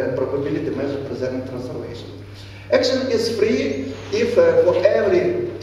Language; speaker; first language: English; non-native, fluent; Ukrainian